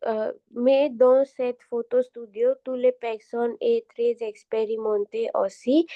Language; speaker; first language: French; non-native, learner; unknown